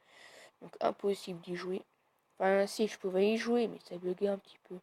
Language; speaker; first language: French; native; French